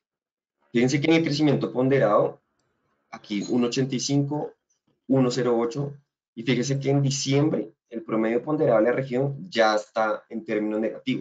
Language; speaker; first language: Spanish; native; Spanish